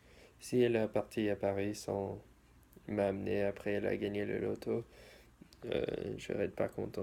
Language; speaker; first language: French; non-native, learner; English